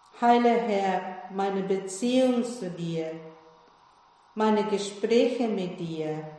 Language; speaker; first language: German; non-native, fluent; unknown